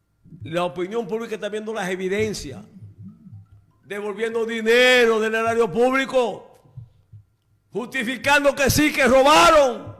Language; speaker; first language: Spanish; native; Spanish